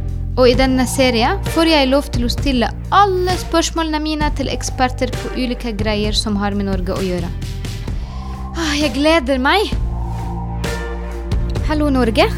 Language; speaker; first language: Norwegian; non-native, learner; Arabic